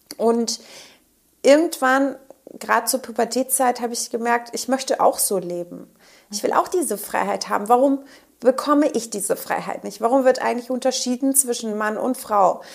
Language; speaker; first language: German; native; German